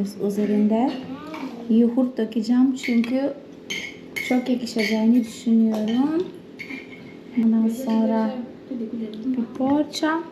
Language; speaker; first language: Turkish; non-native, fluent; Portuguese